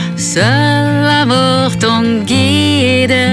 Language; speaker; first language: English; non-native, fluent; Czech